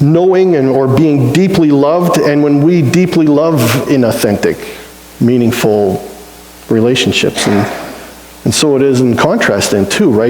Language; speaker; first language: English; native; English